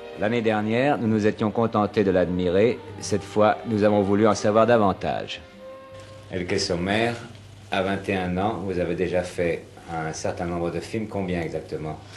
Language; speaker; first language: French; native; French